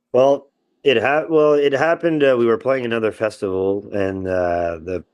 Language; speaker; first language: English; non-native, local second language; French